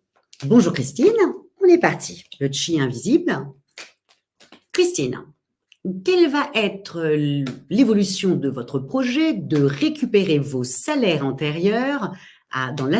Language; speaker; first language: French; native; French